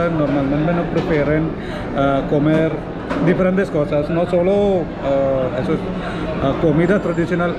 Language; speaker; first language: Spanish; non-native, learner; Malayalam